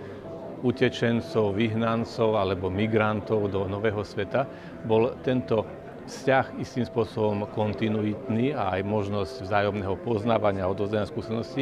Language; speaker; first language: Slovak; native; Slovak